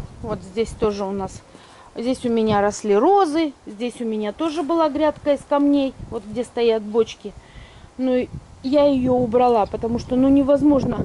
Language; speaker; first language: Russian; native; Russian